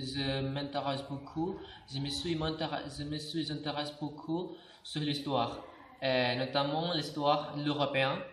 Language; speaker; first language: French; non-native, learner; Indonesian